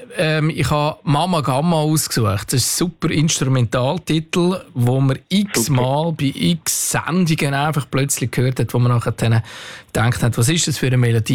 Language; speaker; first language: German; native; German